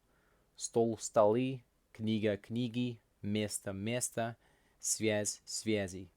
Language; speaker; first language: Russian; non-native, fluent; English